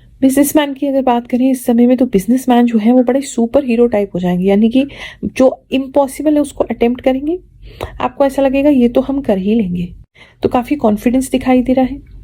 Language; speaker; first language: Hindi; native; Hindi